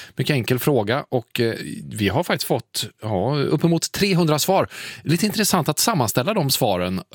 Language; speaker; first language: Swedish; native; Swedish